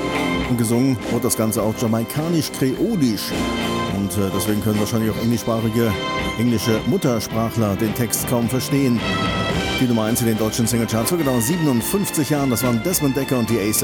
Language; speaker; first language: German; native; German